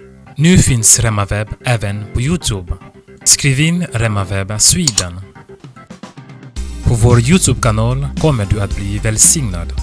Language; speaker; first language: Swedish; non-native, fluent; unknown